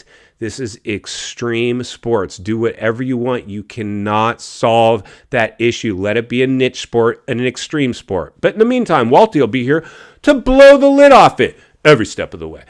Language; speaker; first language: English; native; English